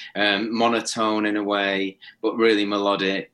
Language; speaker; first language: English; native; English